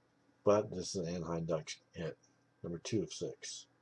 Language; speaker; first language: English; native; English